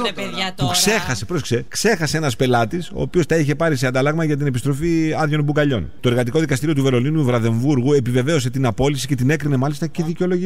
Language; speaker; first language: Greek; native; Greek